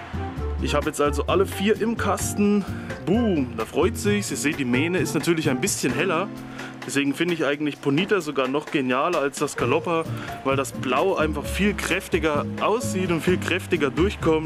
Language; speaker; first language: German; native; German